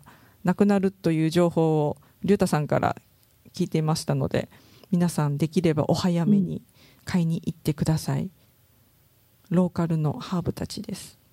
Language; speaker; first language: Japanese; native; Japanese